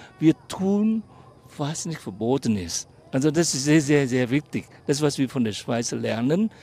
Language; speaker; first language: German; non-native, fluent; Vietnamese